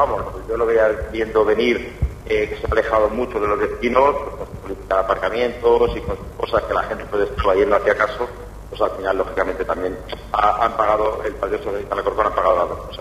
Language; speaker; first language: Spanish; native; Spanish